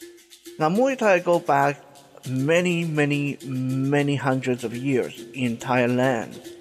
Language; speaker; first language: English; non-native, fluent; Chinese